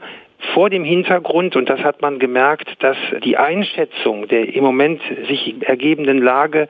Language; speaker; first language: German; native; German